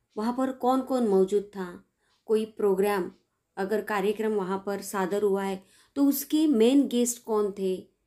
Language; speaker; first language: Hindi; non-native, local second language; Marathi